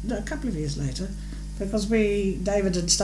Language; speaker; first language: English; native; English